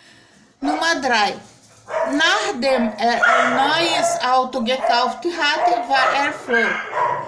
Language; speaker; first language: German; non-native, fluent; Portuguese